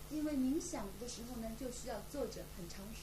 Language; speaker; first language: Chinese; native; Chinese